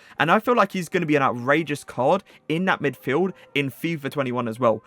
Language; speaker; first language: English; native; English